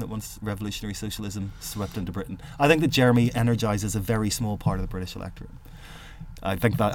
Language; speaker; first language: English; native; English